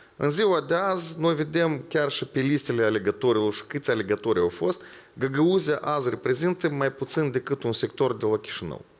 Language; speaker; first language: Romanian; non-native, local second language; Ukrainian